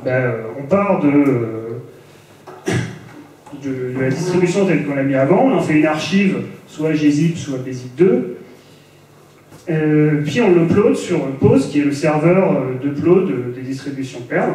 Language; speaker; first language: French; native; French